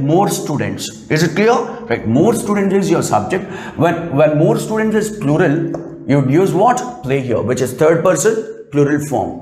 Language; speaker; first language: English; non-native, local second language; Telugu